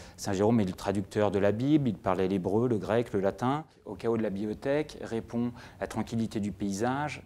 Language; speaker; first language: French; native; French